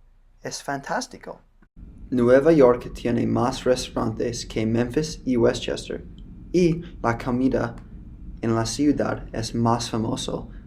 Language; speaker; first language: Spanish; non-native, learner; English